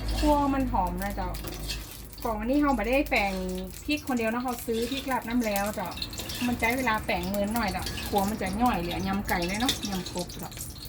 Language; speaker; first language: Thai; native; Thai